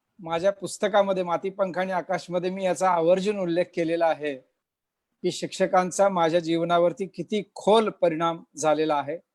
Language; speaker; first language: Marathi; native; Marathi